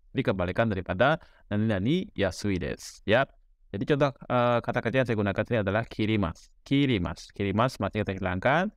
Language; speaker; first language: Indonesian; native; Indonesian